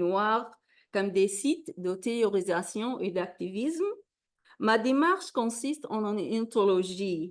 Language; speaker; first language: French; non-native, fluent; Arabic